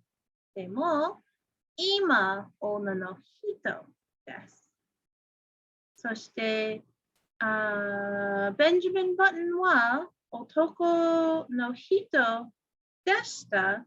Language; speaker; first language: Japanese; non-native, fluent; English